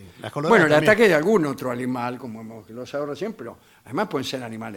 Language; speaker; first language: Spanish; native; Spanish